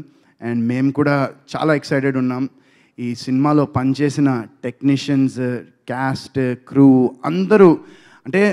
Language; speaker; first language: Telugu; native; Telugu